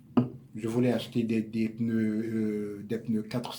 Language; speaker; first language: French; native; French